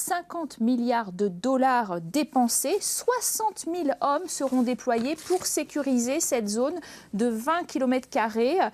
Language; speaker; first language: French; native; French